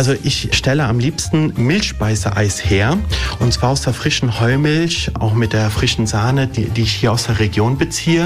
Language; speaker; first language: German; early bilingual, other home language; Italian